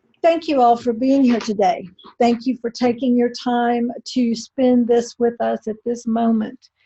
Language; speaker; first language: English; native; English